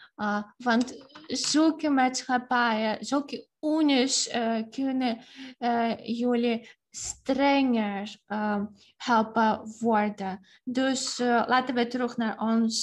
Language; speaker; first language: Dutch; non-native, fluent; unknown